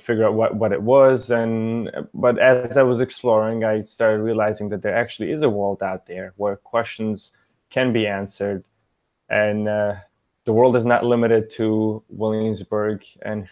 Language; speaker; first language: English; early bilingual, other home language; Yiddish